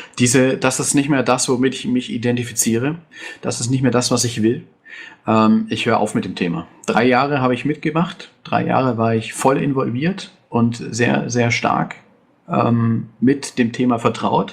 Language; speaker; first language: German; native; German